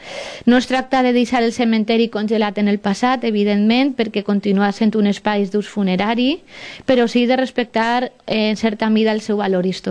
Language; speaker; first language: Catalan; native; Catalan